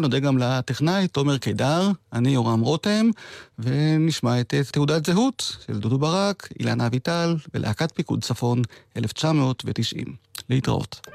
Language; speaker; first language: Hebrew; native; Hebrew